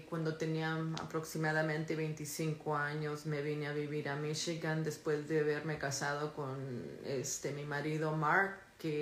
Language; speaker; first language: English; early bilingual, other home language; Spanish